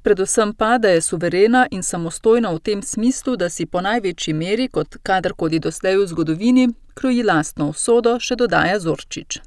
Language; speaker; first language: Slovenian; native; Slovenian